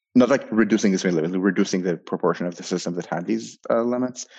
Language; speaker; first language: English; non-native, fluent; Hebrew